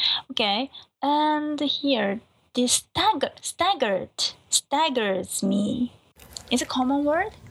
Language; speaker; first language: English; non-native, learner; Japanese